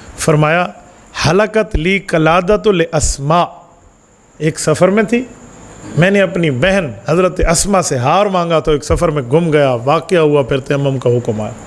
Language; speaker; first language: Urdu; non-native, local second language; Punjabi